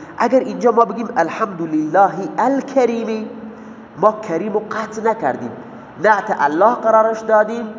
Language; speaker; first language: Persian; non-native, local second language; Baluchi